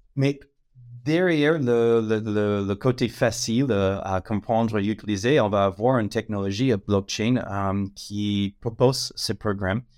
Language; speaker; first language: French; non-native, fluent; English